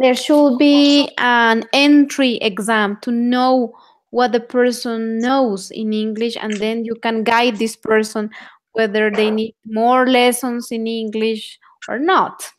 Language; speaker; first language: English; non-native, fluent; Spanish